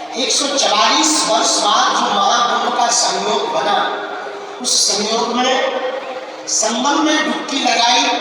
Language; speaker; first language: Hindi; native; Hindi